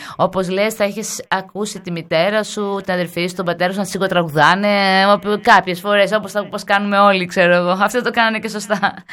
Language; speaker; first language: Greek; native; Greek